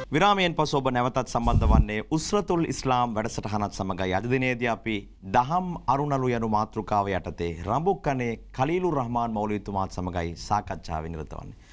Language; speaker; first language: Sinhala; non-native, local second language; Tamil